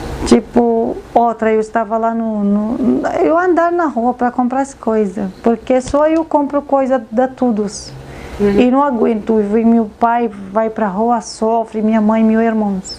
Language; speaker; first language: Portuguese; non-native, learner; Arabic